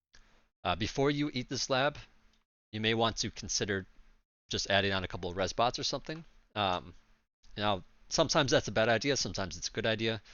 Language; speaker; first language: English; native; English